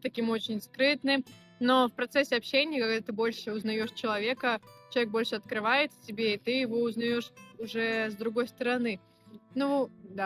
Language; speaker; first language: Russian; native; Russian